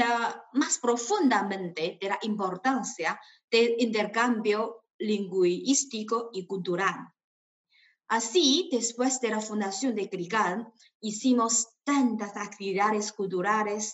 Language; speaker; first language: Spanish; non-native, fluent; Chinese